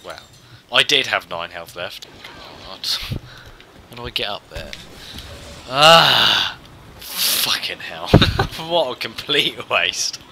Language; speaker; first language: English; native; English